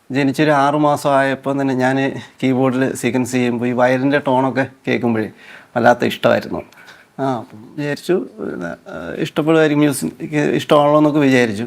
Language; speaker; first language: Malayalam; native; Malayalam